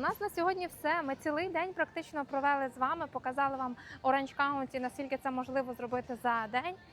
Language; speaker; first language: Ukrainian; native; Ukrainian